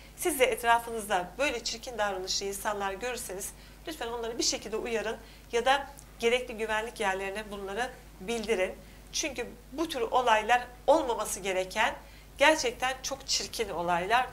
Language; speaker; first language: Turkish; native; Turkish